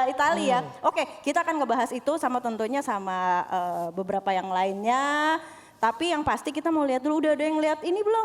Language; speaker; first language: Indonesian; native; Indonesian